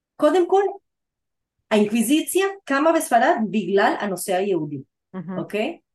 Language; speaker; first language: Hebrew; non-native, fluent; Spanish